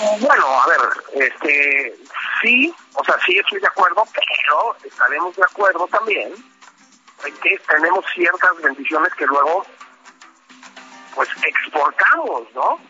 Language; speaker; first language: Spanish; native; Spanish